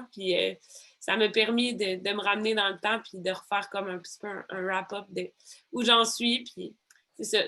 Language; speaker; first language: French; native; French